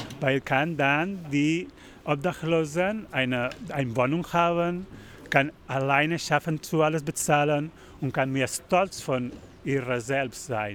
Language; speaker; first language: German; non-native, learner; Spanish